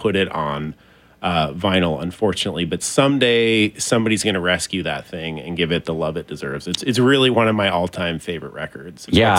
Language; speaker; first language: English; native; English